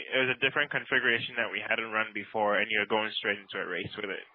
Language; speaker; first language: English; non-native, local second language; Akan